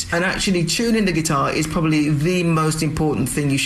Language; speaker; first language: English; native; English